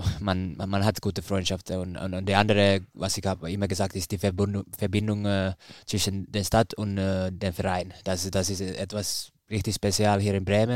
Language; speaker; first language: German; non-native, fluent; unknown